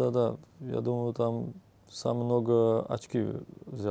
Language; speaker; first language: Russian; non-native, learner; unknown